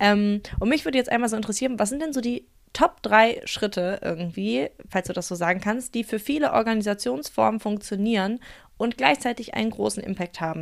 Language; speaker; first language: German; native; German